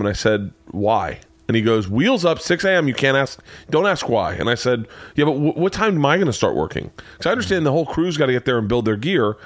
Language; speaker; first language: English; native; English